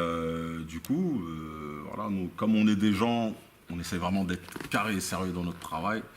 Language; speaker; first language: French; native; French